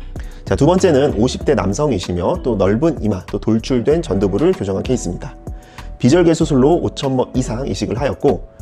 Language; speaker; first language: Korean; native; Korean